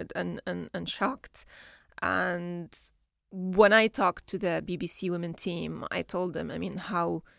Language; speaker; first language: English; non-native, fluent; Arabic